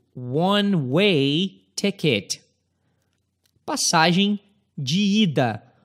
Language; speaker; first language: Portuguese; native; Portuguese